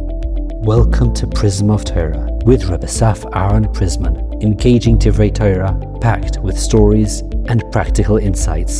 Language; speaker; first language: English; native; English